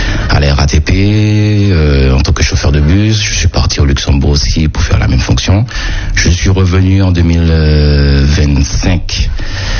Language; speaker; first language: French; native; French